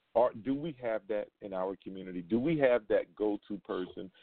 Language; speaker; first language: English; native; English